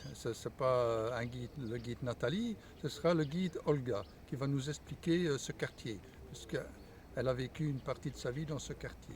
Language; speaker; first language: French; native; French